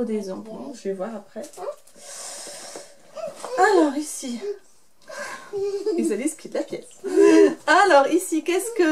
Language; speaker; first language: French; native; French